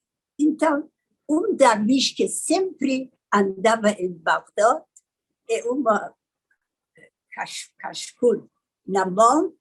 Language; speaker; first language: Portuguese; non-native, learner; Persian